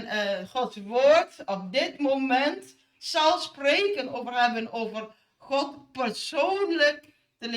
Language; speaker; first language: Dutch; non-native, fluent; Indonesian